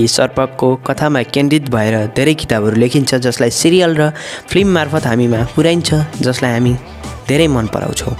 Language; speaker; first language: Nepali; native; Nepali